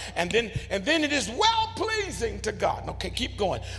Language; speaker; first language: English; native; English